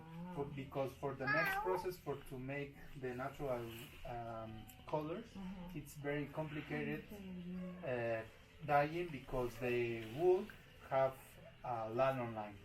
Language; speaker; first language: English; non-native, learner; Spanish